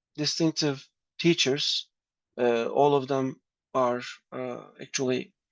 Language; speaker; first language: English; non-native, fluent; Turkish